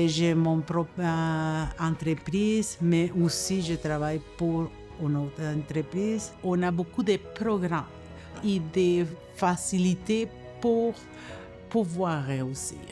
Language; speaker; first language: French; non-native, fluent; Spanish